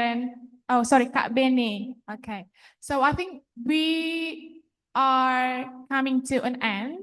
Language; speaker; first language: English; non-native, fluent; Indonesian